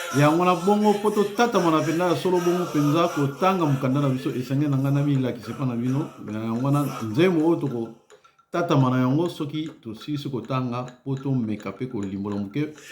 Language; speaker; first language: Lingala; non-native, local second language; Kongo